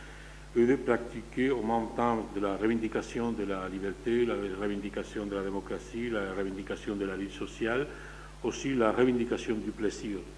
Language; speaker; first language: French; non-native, fluent; Spanish